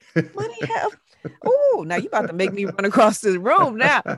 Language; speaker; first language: English; native; English